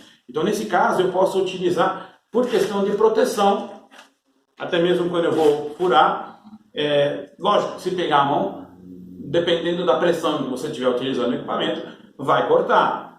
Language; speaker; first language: Portuguese; native; Portuguese